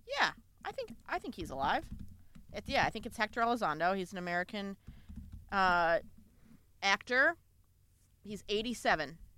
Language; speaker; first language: English; native; English